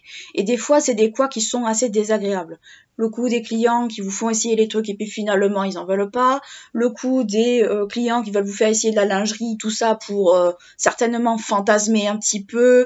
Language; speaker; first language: French; native; French